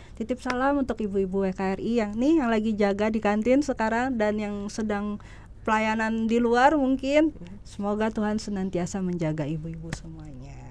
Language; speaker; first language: Indonesian; native; Indonesian